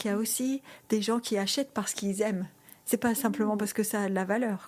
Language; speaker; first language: French; native; French